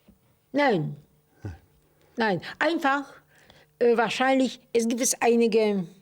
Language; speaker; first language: German; non-native, fluent; Russian